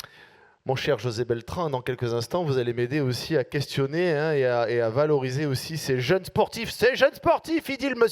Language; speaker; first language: French; native; French